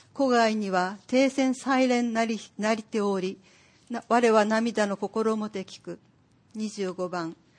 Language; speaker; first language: Japanese; native; Japanese